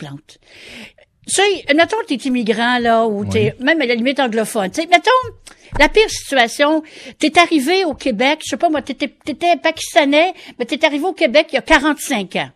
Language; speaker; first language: French; native; French